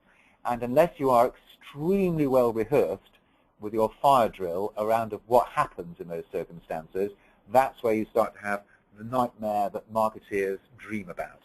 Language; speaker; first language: English; native; English